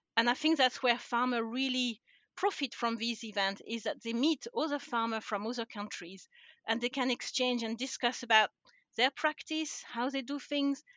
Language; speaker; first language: English; non-native, fluent; French